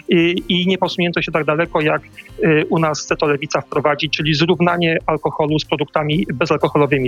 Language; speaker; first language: Polish; native; Polish